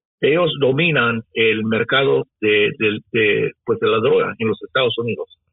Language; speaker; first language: Spanish; early bilingual, heritage; Spanish